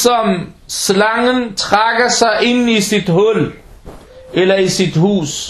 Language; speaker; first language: Danish; early bilingual, other home language; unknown